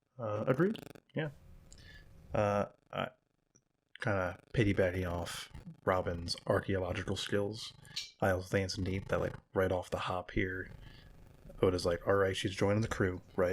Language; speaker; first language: English; native; English